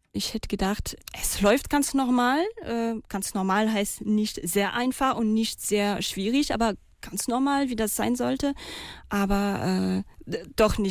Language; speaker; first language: German; non-native, fluent; Malagasy